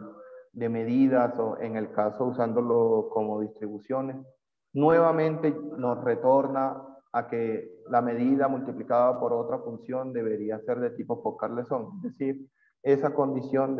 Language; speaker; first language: Spanish; native; Spanish